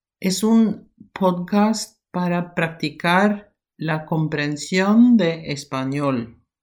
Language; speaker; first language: Spanish; non-native, fluent; Norwegian